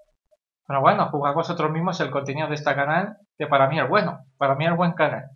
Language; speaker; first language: Spanish; native; Spanish